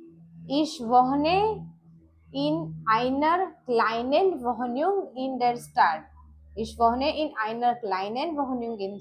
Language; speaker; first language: German; non-native, learner; Gujarati